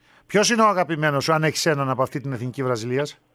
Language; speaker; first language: Greek; native; Greek